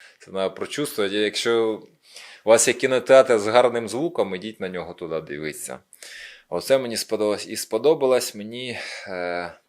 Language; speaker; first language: Ukrainian; non-native, local second language; Russian